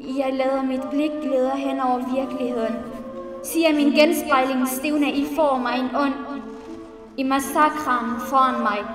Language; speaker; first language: Danish; non-native, fluent; Central Kurdish